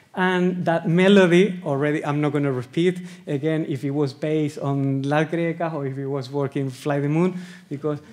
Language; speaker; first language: English; non-native, fluent; Spanish